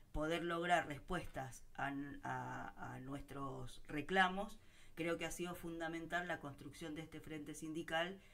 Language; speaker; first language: Spanish; native; Spanish